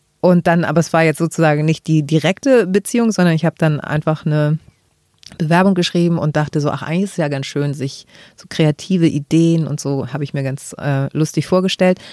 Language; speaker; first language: German; early bilingual, other home language; Greek